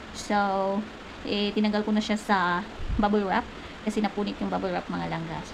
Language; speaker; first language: Filipino; non-native, local second language; Cebuano